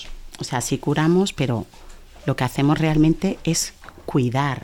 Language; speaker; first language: Spanish; early bilingual, other home language; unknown